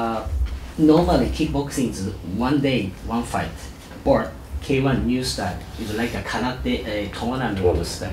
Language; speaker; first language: English; non-native, learner; Japanese